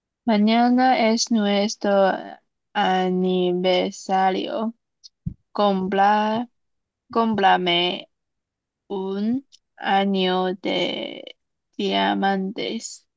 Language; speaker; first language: Spanish; non-native, learner; Chinese